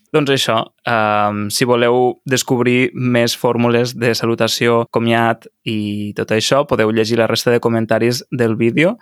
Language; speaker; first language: Catalan; native; Catalan